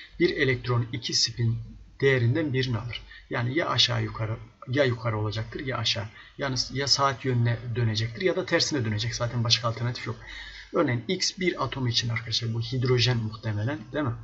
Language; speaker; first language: Turkish; native; Turkish